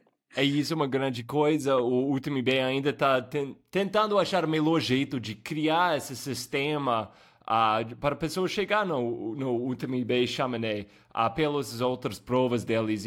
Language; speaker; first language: Portuguese; non-native, fluent; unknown